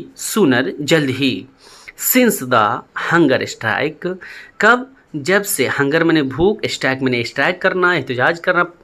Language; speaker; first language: Urdu; native; Urdu